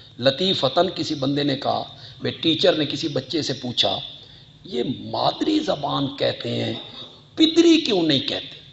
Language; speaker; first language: Urdu; non-native, local second language; Punjabi